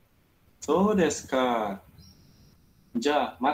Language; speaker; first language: Japanese; non-native, learner; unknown